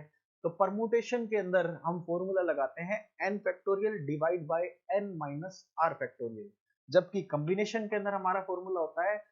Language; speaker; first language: Hindi; native; Hindi